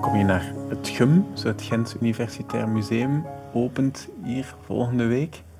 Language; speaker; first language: Dutch; native; Dutch